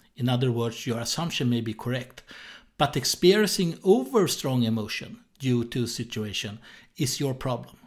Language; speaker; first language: English; non-native, fluent; Swedish